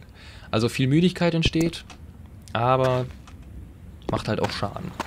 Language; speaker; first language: German; native; German